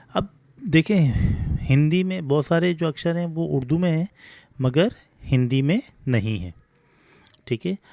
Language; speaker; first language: Urdu; native; Urdu